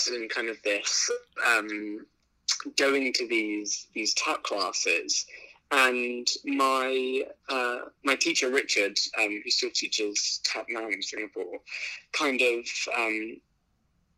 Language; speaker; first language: English; native; English